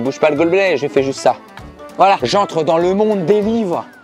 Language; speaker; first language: French; native; French